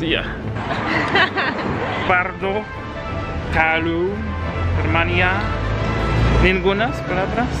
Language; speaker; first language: Spanish; non-native, learner; English